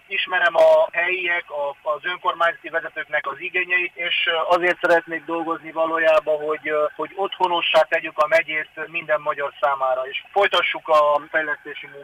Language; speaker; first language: Hungarian; native; Hungarian